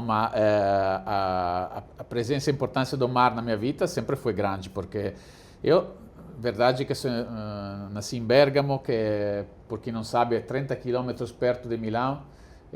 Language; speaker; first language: Portuguese; non-native, fluent; Italian